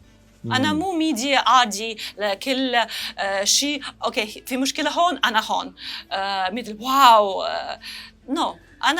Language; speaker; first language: Arabic; non-native, learner; Russian